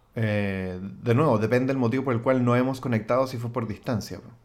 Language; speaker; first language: Spanish; native; Spanish